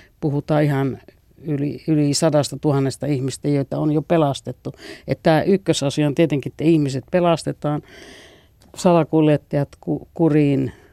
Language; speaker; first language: Finnish; native; Finnish